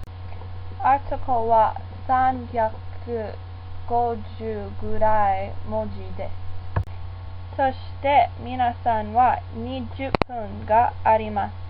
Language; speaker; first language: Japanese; non-native, learner; English